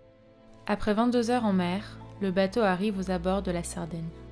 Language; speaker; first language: French; native; French